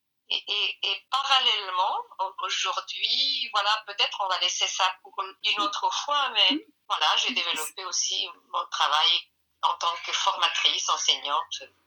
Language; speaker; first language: French; non-native, fluent; Spanish